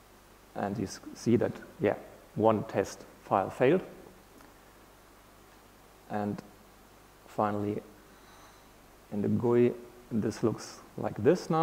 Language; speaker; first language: English; non-native, fluent; German